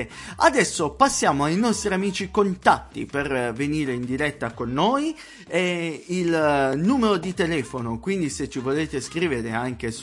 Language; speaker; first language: Italian; native; Italian